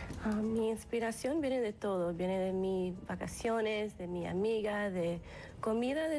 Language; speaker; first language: Spanish; early bilingual, heritage; English